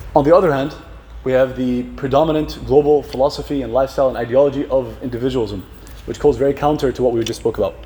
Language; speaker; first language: English; native; English